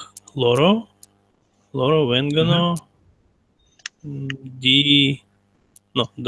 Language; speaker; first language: Italian; non-native, learner; Russian